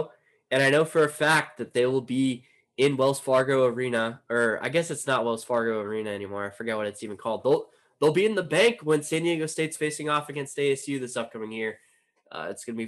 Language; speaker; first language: English; native; English